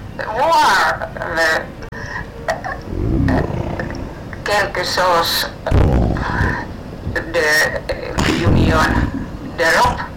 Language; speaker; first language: French; non-native, learner; Finnish